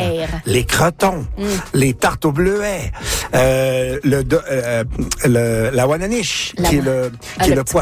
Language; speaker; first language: French; native; French